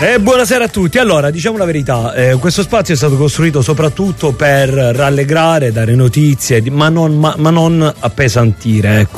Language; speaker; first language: Italian; native; Italian